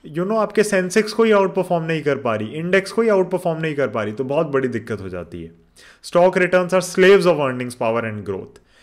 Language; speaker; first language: Hindi; native; Hindi